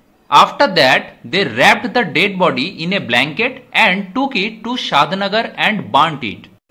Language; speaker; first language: English; non-native, local second language; Bangla